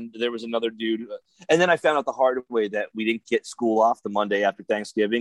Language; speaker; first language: English; native; English